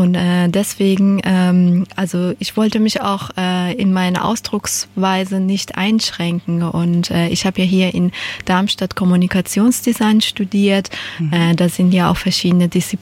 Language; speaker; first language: German; non-native, fluent; Persian